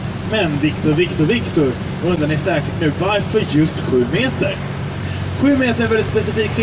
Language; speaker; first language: Swedish; native; Swedish